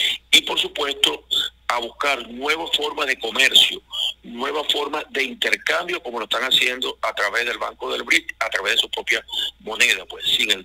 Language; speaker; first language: Spanish; native; Spanish